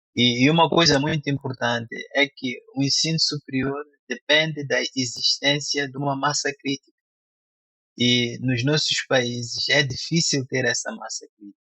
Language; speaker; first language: Portuguese; non-native, local second language; Tsonga